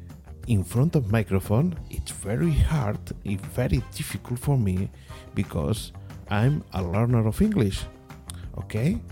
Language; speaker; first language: English; non-native, learner; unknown